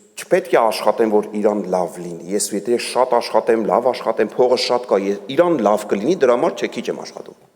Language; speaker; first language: Armenian; native; Armenian